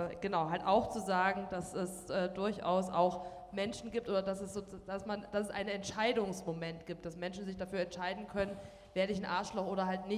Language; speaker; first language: German; native; German